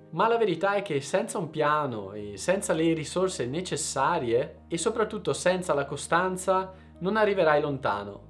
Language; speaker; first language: Italian; native; Italian